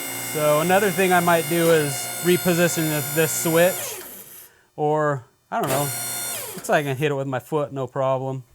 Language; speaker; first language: English; native; English